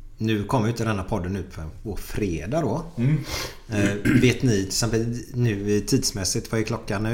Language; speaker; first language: Swedish; native; Swedish